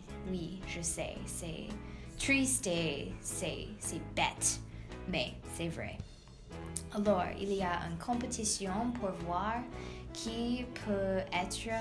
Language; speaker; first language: French; non-native, learner; English